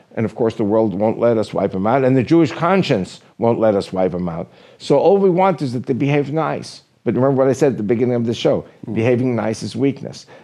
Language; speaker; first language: English; native; English